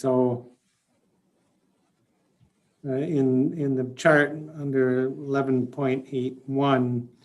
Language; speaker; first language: English; native; English